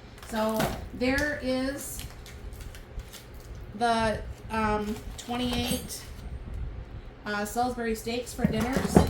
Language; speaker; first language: English; native; English